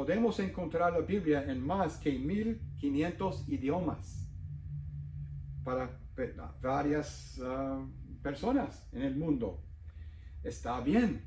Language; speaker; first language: Spanish; non-native, fluent; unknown